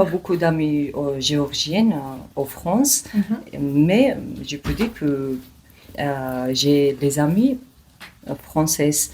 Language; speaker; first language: French; non-native, learner; Georgian